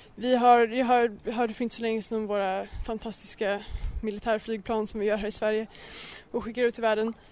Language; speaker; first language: Swedish; native; Swedish